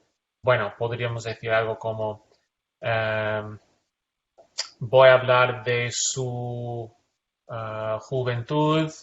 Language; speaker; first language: Spanish; non-native, fluent; English